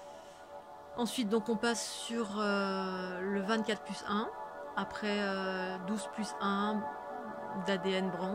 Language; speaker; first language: French; native; French